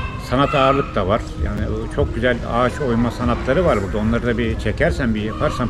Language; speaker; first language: Turkish; native; Turkish